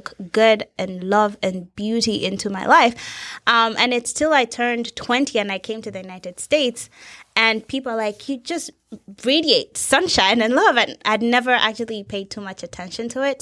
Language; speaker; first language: English; non-native, local second language; Ganda